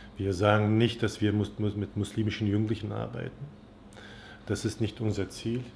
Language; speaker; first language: German; non-native, fluent; Turkish